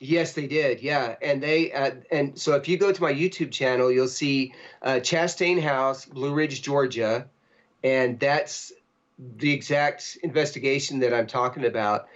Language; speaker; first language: English; native; English